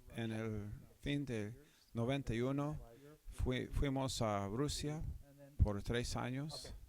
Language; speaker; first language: Spanish; non-native, fluent; English